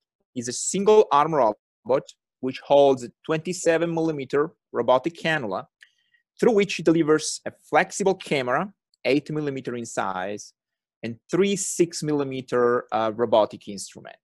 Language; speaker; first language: English; non-native, fluent; Italian